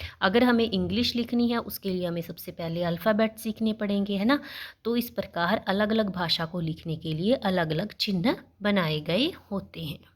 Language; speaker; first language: Hindi; non-native, local second language; Punjabi